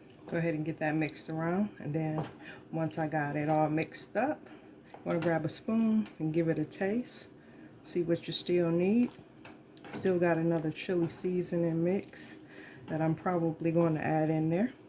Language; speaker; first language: English; native; English